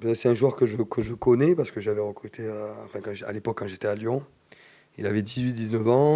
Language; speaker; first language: French; native; French